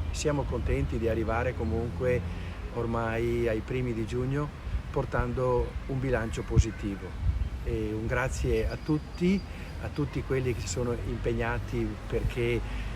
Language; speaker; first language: Italian; native; Italian